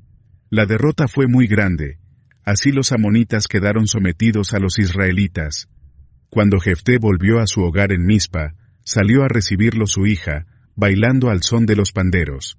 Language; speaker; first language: Spanish; native; Spanish